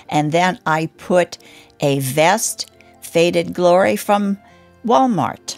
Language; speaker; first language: English; native; English